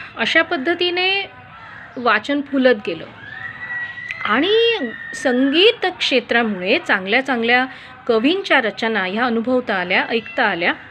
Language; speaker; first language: Marathi; non-native, local second language; Konkani